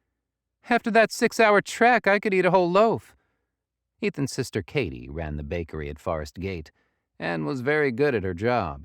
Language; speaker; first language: English; native; English